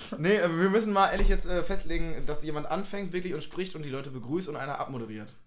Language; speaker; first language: German; native; German